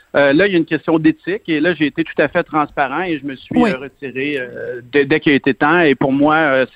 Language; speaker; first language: French; native; French